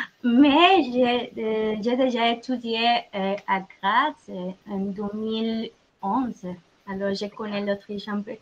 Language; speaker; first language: French; non-native, fluent; Spanish